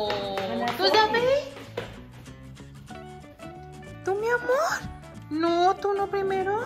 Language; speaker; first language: Spanish; native; Spanish